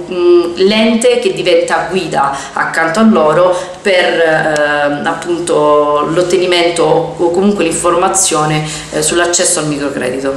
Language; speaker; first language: Italian; native; Italian